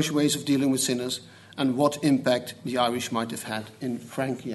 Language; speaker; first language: English; non-native, fluent; Dutch